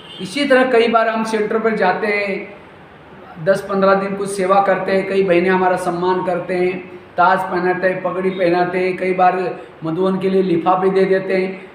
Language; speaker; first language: Hindi; non-native, local second language; Marathi